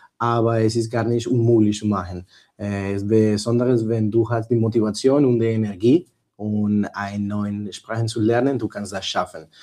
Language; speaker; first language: German; non-native, learner; Spanish